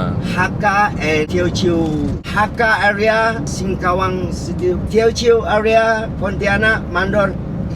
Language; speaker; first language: English; non-native, learner; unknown